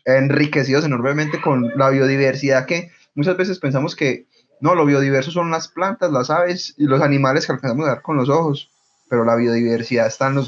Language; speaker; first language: Spanish; native; Spanish